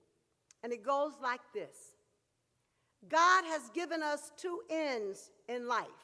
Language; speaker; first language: English; native; English